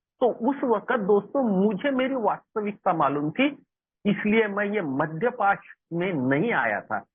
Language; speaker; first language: Hindi; non-native, local second language; Marathi